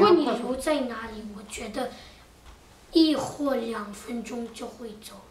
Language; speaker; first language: Chinese; early bilingual, heritage; Chinese